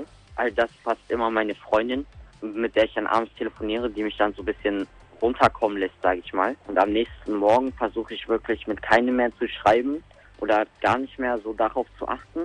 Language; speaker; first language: German; native; German